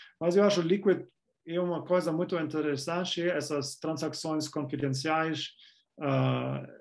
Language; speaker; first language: Portuguese; non-native, fluent; German